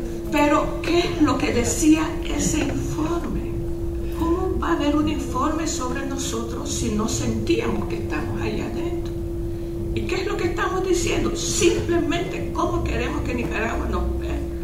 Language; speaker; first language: Spanish; non-native, local second language; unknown